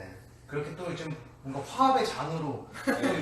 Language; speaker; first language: Korean; native; Korean